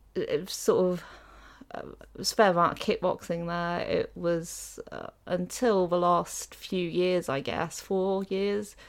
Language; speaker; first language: English; native; English